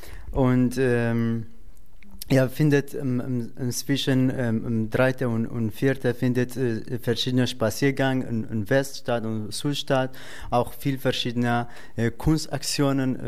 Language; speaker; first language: German; non-native, learner; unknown